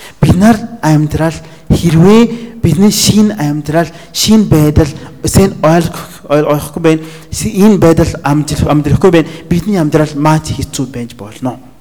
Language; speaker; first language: Mongolian; non-native, fluent; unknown